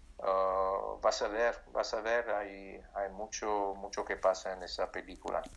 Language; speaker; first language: Spanish; non-native, learner; Italian